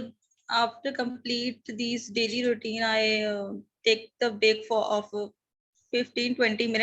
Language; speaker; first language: English; non-native, learner; Hindi